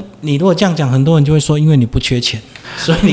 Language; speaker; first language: Chinese; native; Chinese